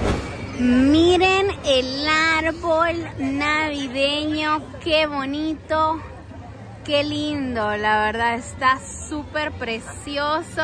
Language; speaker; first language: Spanish; native; Spanish